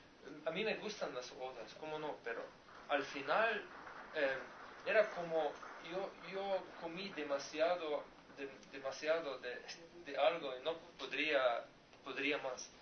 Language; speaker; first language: Spanish; non-native, learner; Slovenian